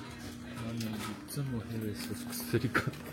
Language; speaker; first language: Korean; non-native, learner; Japanese